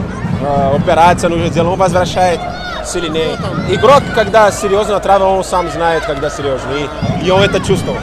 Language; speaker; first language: Russian; non-native, learner; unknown